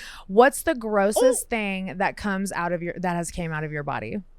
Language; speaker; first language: English; native; English